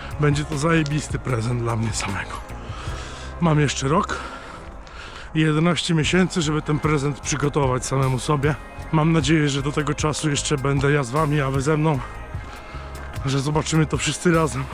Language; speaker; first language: Polish; native; Polish